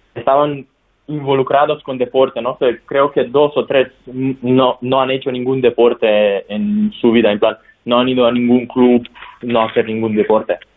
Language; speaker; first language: Spanish; non-native, fluent; Slovenian